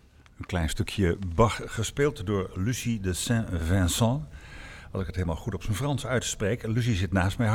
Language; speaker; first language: Dutch; native; Dutch